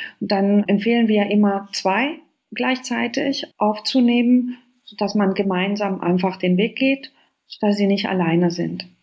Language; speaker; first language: German; non-native, fluent; Spanish